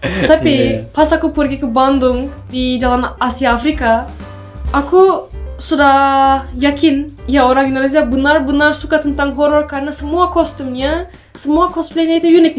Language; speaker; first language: Indonesian; non-native, fluent; Turkish